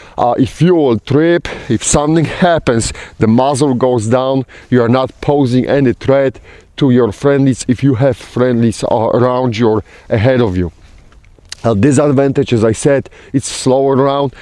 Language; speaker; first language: English; non-native, fluent; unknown